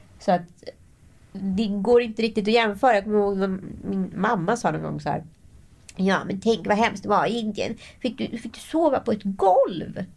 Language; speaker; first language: Swedish; native; Swedish